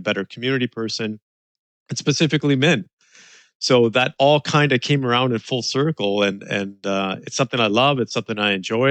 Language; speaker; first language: English; native; English